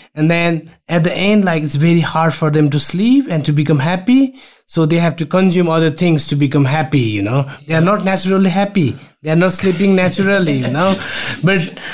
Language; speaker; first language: English; non-native, local second language; Nepali